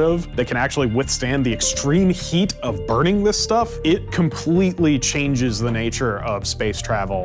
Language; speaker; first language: English; native; English